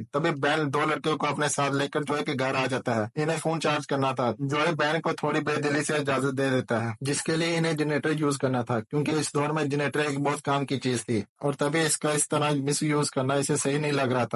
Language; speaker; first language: Hindi; native; Hindi